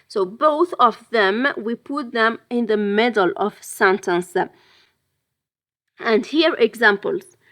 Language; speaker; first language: English; non-native, fluent; French